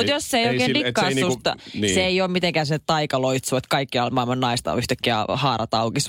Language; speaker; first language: Finnish; native; Finnish